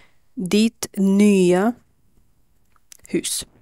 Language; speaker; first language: Swedish; non-native, learner; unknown